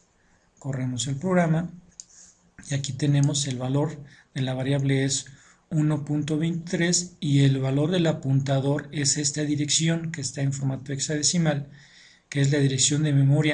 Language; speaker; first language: Spanish; native; Spanish